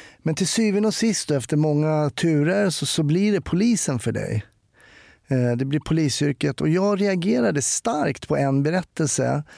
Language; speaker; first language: Swedish; native; Swedish